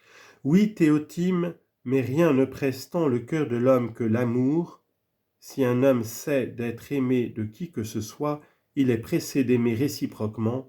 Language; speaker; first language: French; native; French